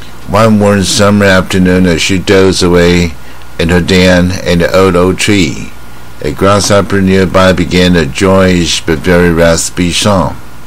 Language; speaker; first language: English; non-native, fluent; Chinese